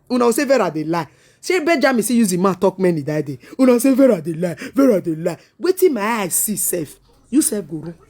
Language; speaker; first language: Nigerian Pidgin; non-native, local second language; Esan